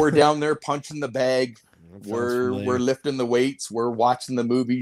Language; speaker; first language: English; native; English